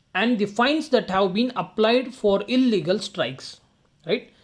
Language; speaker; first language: English; non-native, local second language; Kannada